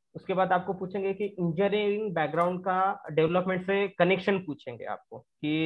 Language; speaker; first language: Hindi; non-native, local second language; Marathi